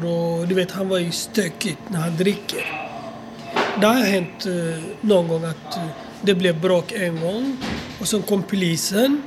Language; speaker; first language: Swedish; non-native, fluent; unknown